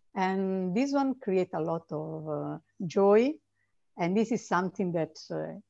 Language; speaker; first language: English; non-native, fluent; Italian